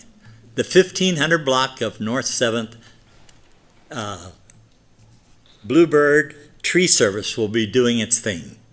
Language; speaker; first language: English; native; English